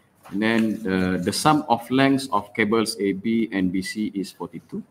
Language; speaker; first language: English; non-native, local second language; Malay